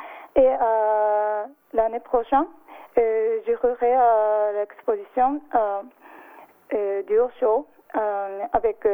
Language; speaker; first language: French; non-native, learner; Japanese